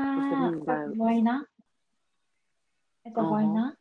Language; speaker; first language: Russian; non-native, learner; Korean